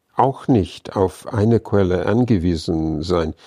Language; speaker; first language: German; non-native, fluent; English